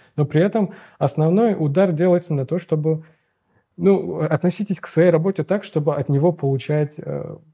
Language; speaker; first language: Russian; non-native, local second language; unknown